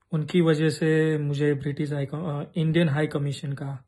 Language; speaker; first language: Hindi; non-native, local second language; Gujarati